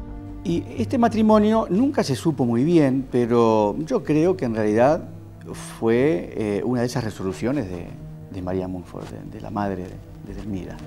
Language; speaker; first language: Spanish; native; Spanish